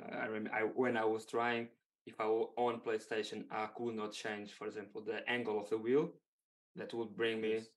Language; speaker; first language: English; non-native, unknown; Portuguese